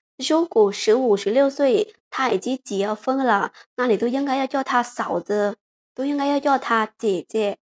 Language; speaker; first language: Chinese; non-native, fluent; Lao